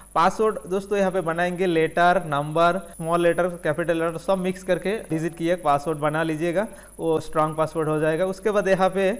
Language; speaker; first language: Hindi; non-native, local second language; Bangla